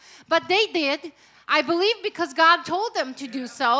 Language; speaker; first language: English; non-native, fluent; Russian